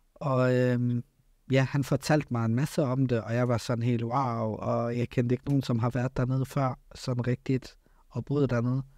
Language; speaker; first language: Danish; early bilingual, other home language; Arabic